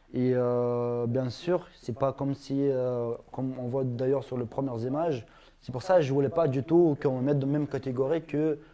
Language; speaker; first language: French; non-native, fluent; Ingush